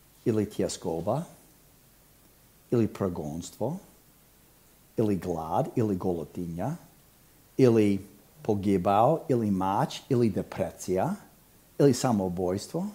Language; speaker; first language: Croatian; non-native, fluent; English